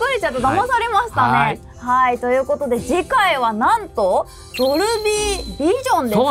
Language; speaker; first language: Japanese; native; Japanese